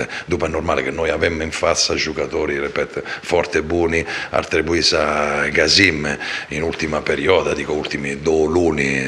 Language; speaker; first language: Romanian; non-native, fluent; Italian